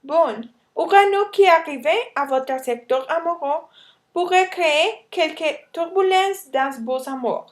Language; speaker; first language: French; non-native, learner; Spanish